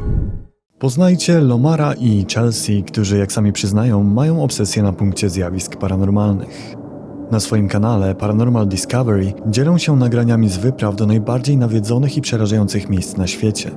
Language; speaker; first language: Polish; native; Polish